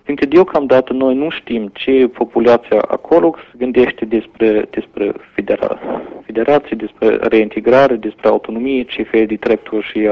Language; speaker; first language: Romanian; non-native, learner; German